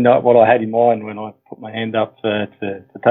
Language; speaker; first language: English; native; English